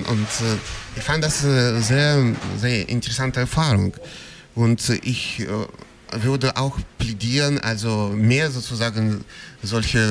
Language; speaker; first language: German; non-native, fluent; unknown